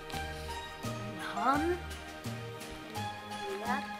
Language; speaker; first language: German; non-native, fluent; Russian